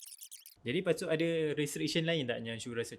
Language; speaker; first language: Malay; native; Malay